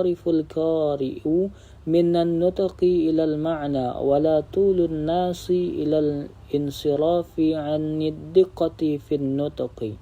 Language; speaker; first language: Arabic; non-native, learner; Indonesian